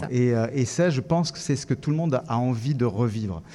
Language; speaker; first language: French; native; French